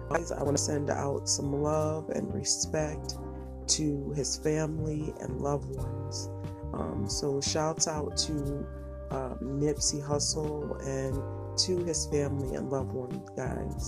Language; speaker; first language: English; native; English